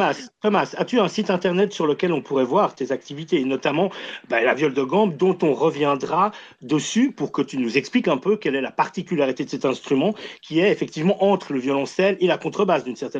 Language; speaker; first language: French; native; French